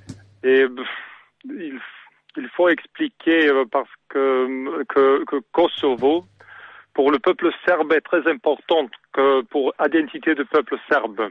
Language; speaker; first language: French; non-native, learner; Serbian